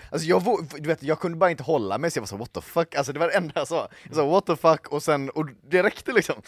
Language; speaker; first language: Swedish; native; Swedish